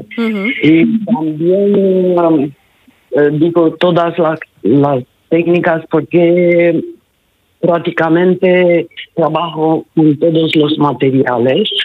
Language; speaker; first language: Spanish; non-native, learner; Italian